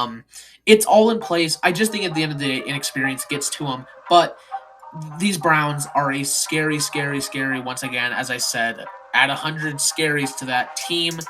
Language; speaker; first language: English; native; English